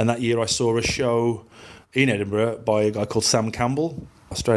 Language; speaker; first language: English; native; English